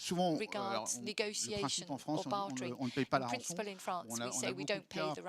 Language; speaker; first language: French; native; French